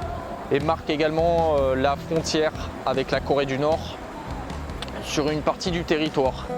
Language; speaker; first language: French; native; French